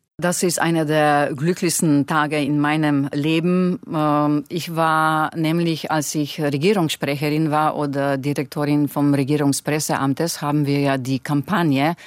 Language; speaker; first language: German; non-native, fluent; Slovenian